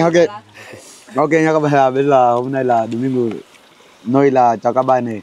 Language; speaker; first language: Vietnamese; non-native, learner; Portuguese